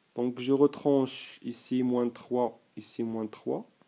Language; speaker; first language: French; non-native, local second language; Arabic